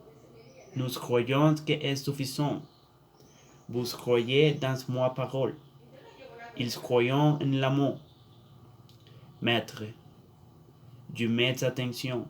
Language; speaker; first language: French; non-native, learner; Spanish